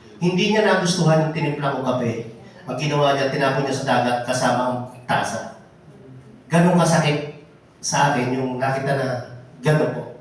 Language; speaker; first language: Filipino; native; Filipino